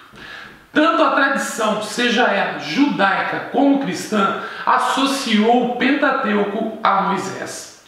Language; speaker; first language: Portuguese; native; Portuguese